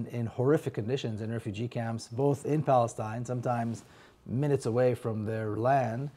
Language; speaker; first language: English; non-native, fluent; Hebrew